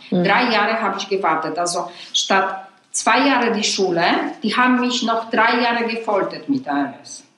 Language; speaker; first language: German; non-native, fluent; Polish